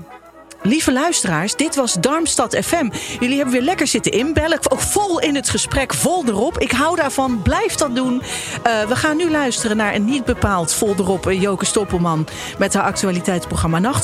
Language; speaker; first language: Dutch; native; Dutch